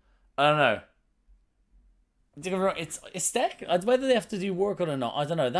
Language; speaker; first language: English; native; English